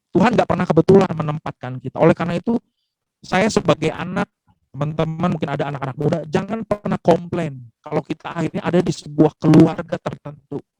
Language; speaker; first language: Indonesian; native; Indonesian